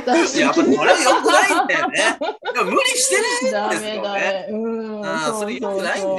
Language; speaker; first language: Japanese; native; Japanese